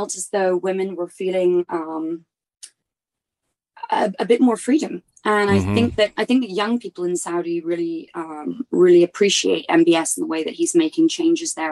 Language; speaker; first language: English; native; English